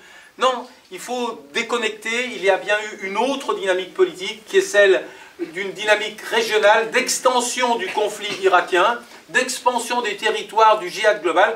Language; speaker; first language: French; native; French